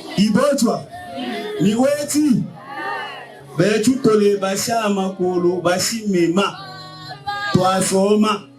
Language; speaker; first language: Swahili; non-native, local second language; Bembe